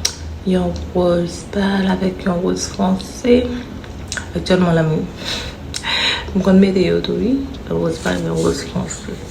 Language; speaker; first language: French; non-native, learner; Haitian Creole